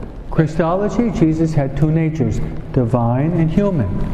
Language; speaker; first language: English; non-native, fluent; Spanish